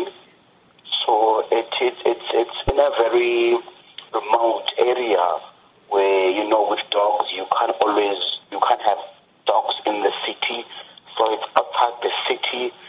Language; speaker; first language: English; non-native, local second language; Xhosa